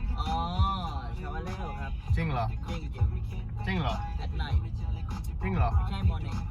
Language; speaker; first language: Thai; non-native, learner; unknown